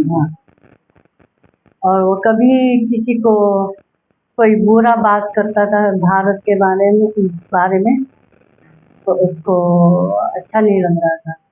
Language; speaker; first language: Hindi; early bilingual, heritage; Hindi